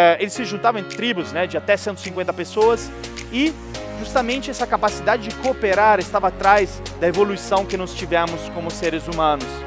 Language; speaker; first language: Portuguese; non-native, fluent; Italian